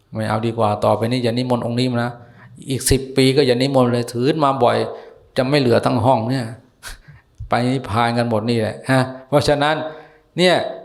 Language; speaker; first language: Thai; native; Thai